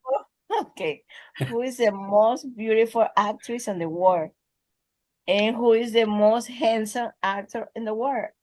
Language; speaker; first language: English; non-native, learner; Spanish